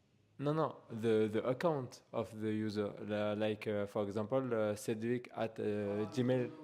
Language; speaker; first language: English; non-native, learner; French